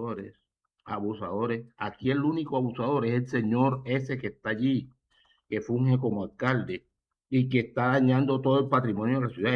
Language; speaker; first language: Spanish; native; Spanish